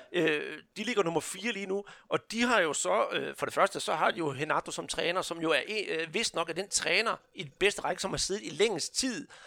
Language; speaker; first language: Danish; non-native, fluent; Portuguese